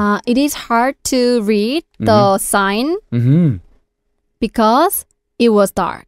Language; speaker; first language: English; non-native, learner; Korean